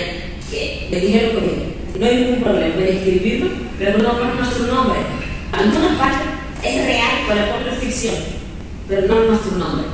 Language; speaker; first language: Spanish; non-native, learner; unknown